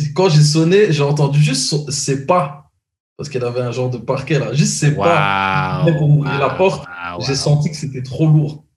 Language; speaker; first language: French; native; French